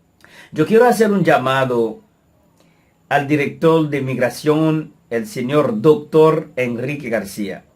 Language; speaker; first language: Spanish; non-native, fluent; Haitian Creole